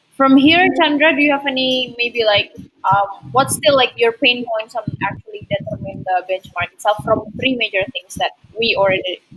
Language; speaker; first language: English; non-native, fluent; Indonesian